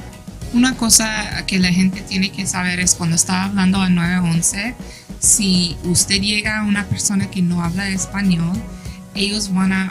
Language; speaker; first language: Spanish; early bilingual, heritage; English